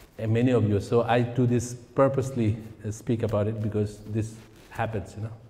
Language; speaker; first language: English; non-native, fluent; Tibetan